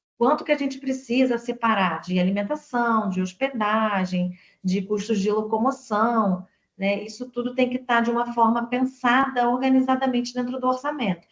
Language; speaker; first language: Portuguese; native; Portuguese